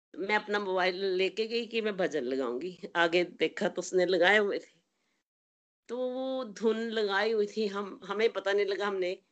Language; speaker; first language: Hindi; native; Hindi